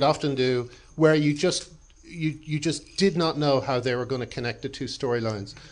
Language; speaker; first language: English; native; English